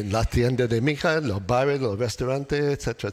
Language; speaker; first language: Spanish; non-native, learner; English